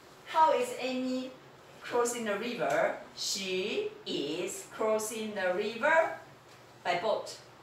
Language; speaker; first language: English; non-native, fluent; Chinese